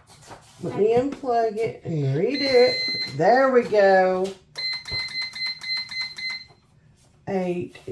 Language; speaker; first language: English; native; English